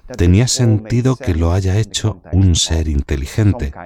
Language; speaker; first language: Spanish; non-native, fluent; Dutch